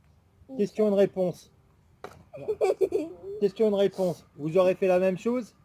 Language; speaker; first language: French; native; French